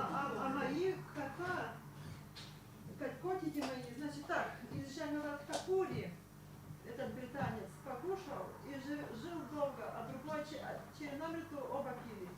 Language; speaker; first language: Russian; non-native, local second language; Lithuanian